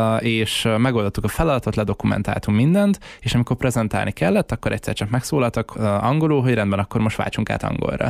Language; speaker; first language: Hungarian; native; Hungarian